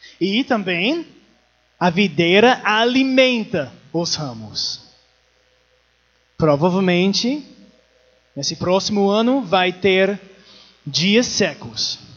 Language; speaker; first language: Portuguese; non-native, learner; English